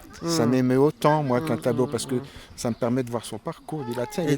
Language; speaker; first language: French; native; French